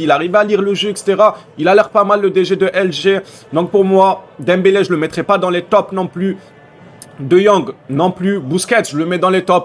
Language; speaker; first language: French; native; French